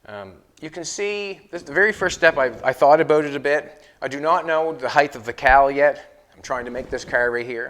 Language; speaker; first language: English; native; English